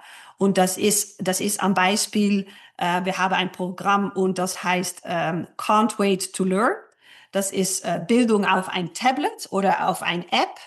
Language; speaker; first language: German; non-native, fluent; Dutch